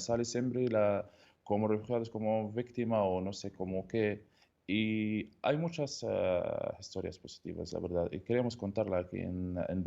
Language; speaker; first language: Spanish; non-native, learner; Arabic